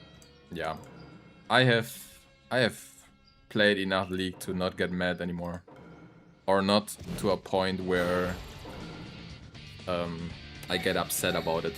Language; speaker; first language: English; non-native, fluent; German